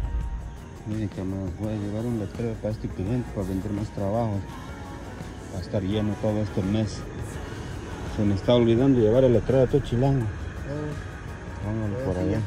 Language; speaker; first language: Spanish; native; Spanish